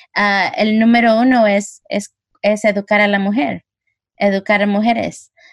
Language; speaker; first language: Spanish; early bilingual, heritage; Spanish